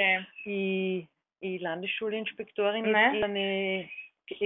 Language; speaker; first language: Greek; non-native, learner; German